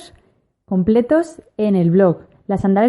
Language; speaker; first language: Spanish; native; Spanish